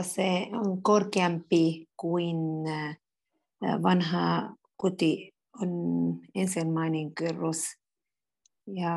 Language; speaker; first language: Finnish; non-native, learner; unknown